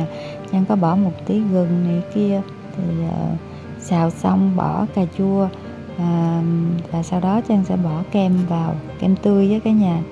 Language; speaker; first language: Vietnamese; native; Vietnamese